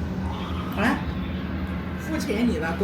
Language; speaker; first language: Chinese; native; Chinese